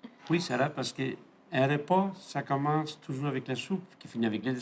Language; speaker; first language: French; non-native, fluent; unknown